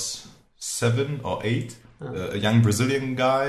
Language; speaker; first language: English; non-native, fluent; German